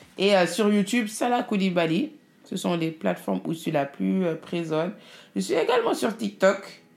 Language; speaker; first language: French; non-native, local second language; Wolof